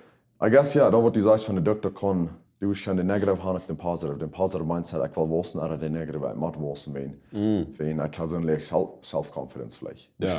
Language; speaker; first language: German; non-native, learner; Plautdietsch